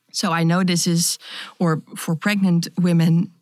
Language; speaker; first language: English; non-native, fluent; Dutch